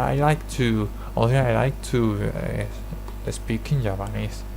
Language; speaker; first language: English; non-native, learner; Spanish